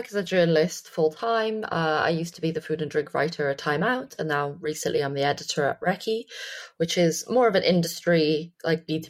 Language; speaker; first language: English; native; English